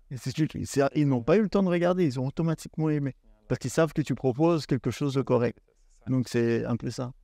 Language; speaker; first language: French; native; French